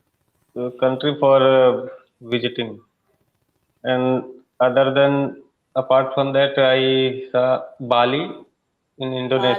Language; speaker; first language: English; non-native, learner; Hindi